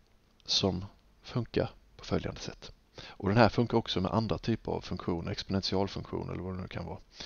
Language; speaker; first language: Swedish; native; Swedish